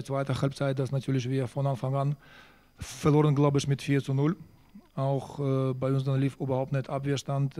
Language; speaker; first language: German; non-native, fluent; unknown